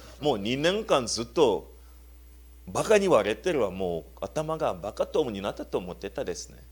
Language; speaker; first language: Japanese; non-native, learner; Luba-Lulua